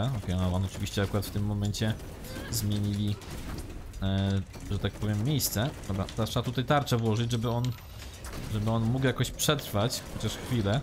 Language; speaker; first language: Polish; native; Polish